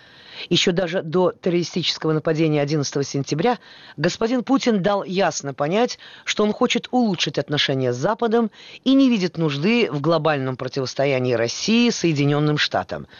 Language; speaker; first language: Russian; native; Russian